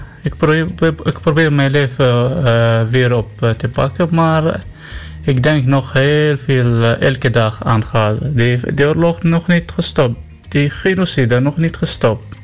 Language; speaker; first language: Dutch; non-native, learner; Arabic